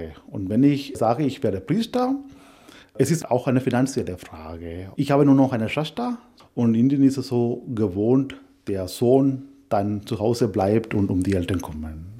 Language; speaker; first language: German; non-native, fluent; Malayalam